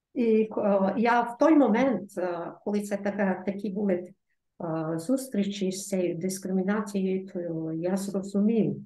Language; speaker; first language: Ukrainian; early bilingual, heritage; Ukrainian